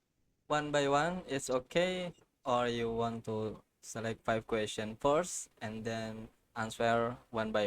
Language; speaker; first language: English; non-native, learner; Indonesian